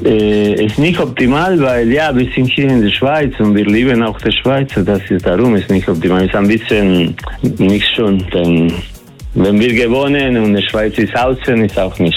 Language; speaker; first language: German; non-native, learner; Spanish